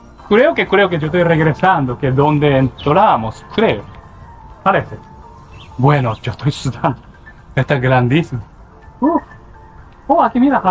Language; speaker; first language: Spanish; non-native, learner; Japanese